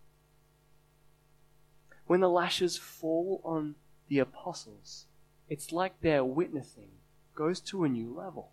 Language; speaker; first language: English; native; English